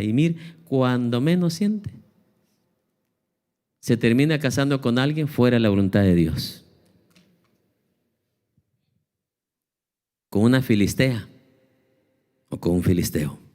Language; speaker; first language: Spanish; native; Spanish